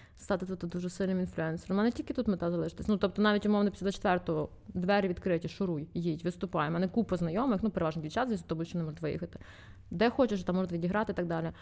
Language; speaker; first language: Ukrainian; non-native, local second language; Russian